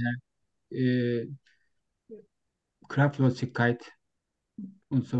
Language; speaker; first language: German; non-native, learner; Turkish